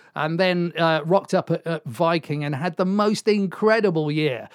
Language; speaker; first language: English; native; English